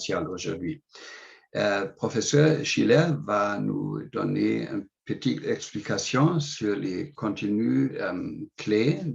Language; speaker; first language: French; non-native, fluent; English